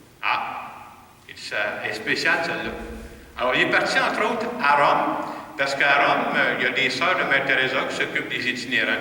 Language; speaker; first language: French; native; French